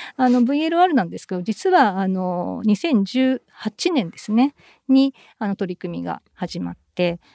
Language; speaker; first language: Japanese; native; Japanese